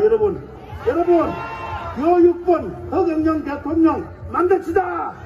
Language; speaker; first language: Korean; native; Korean